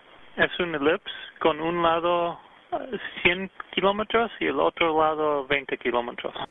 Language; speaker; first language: Spanish; early bilingual, heritage; English